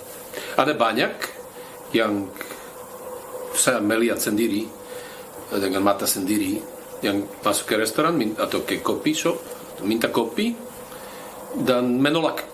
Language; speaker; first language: Indonesian; non-native, fluent; Slovak